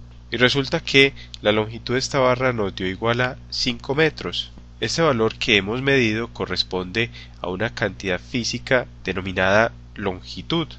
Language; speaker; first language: Spanish; native; Spanish